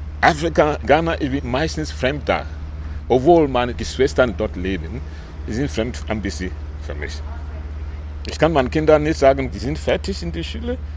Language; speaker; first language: German; non-native, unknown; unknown